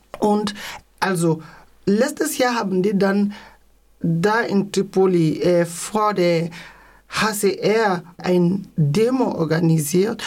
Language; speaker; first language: German; non-native, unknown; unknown